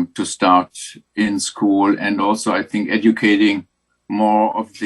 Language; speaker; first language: English; non-native, fluent; German